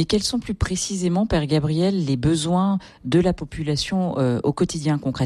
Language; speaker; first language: French; native; French